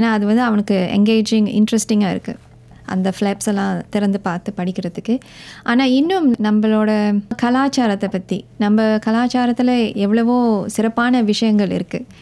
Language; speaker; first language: Tamil; native; Tamil